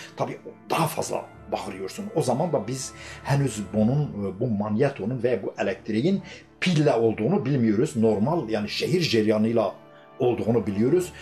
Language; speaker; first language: Turkish; non-native, local second language; Kurdish